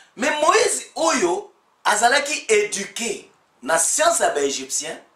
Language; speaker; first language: French; non-native, local second language; Lingala